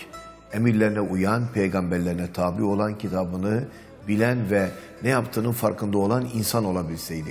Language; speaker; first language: Turkish; native; Turkish